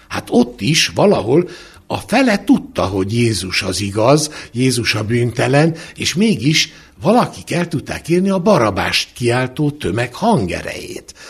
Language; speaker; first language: Hungarian; native; Hungarian